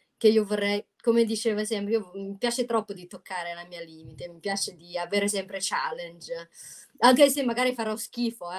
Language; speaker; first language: Italian; non-native, fluent; Chinese